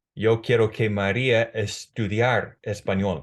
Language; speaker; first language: Spanish; non-native, fluent; English